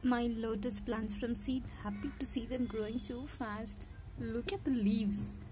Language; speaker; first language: English; non-native, local second language; Telugu